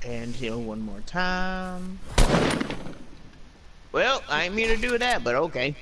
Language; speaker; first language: English; native; English